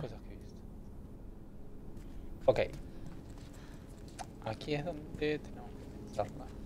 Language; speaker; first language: Spanish; native; Spanish